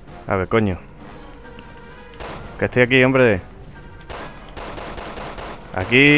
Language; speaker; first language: Spanish; native; Spanish